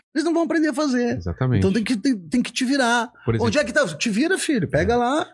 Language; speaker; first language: Portuguese; native; Portuguese